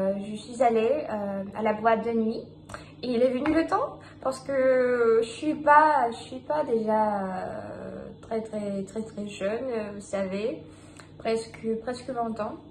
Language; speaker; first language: French; non-native, fluent; Russian